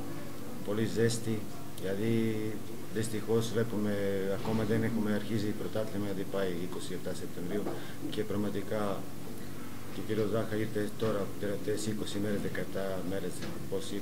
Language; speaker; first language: Greek; non-native, fluent; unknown